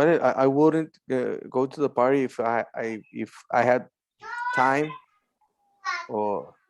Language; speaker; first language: English; non-native, learner; Spanish